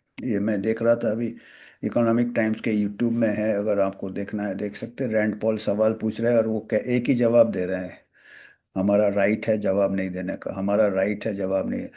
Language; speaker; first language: Hindi; non-native, local second language; Bangla